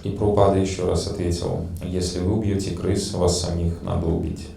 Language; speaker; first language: Russian; native; Russian